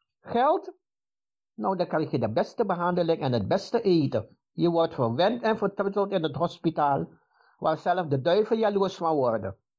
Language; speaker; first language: Dutch; native; Dutch